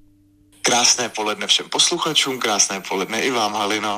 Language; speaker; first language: Czech; native; Czech